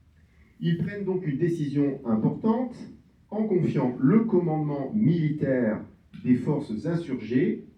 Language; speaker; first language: French; native; French